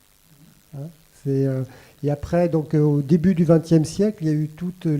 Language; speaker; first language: French; native; French